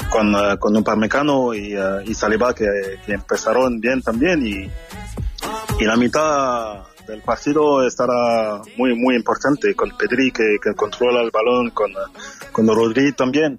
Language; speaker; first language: Spanish; non-native, learner; French